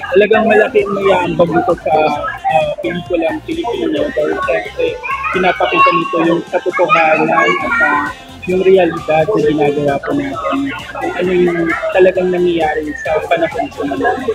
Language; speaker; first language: Filipino; non-native, local second language; Cebuano